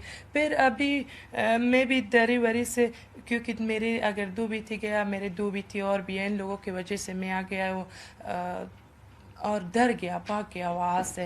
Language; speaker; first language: Hindi; non-native, learner; Persian